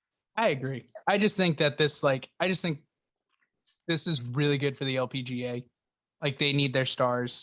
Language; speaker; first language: English; native; English